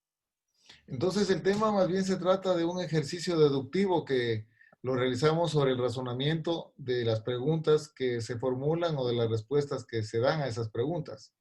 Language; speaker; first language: Spanish; native; Spanish